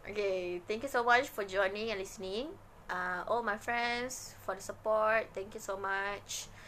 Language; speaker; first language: English; non-native, local second language; Malay